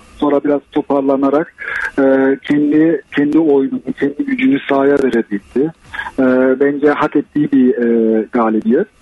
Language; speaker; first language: Turkish; early bilingual, heritage; Turkish